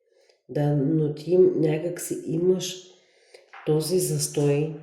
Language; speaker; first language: Bulgarian; native; Bulgarian